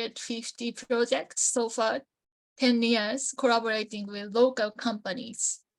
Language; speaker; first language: English; non-native, learner; Japanese